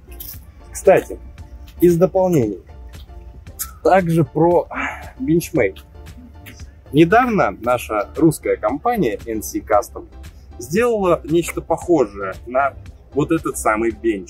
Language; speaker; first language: Russian; native; Russian